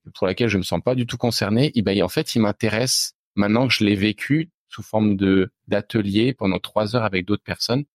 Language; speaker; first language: French; native; French